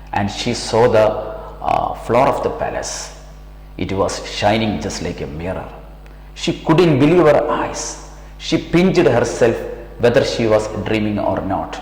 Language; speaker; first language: English; non-native, local second language; Malayalam